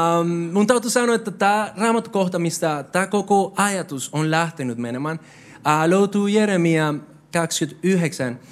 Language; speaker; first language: Finnish; non-native, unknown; Spanish